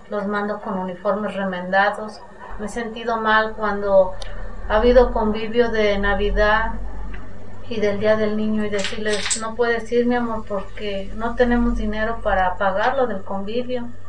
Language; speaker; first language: Spanish; native; Spanish